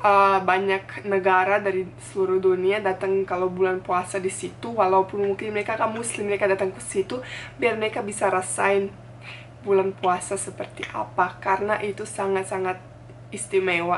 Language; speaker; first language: Indonesian; non-native, fluent; Bosnian